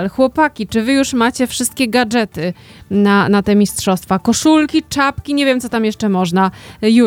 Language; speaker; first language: Polish; native; Polish